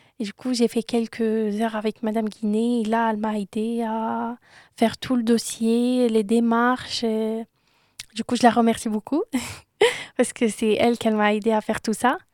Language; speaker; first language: French; non-native, local second language; Arabic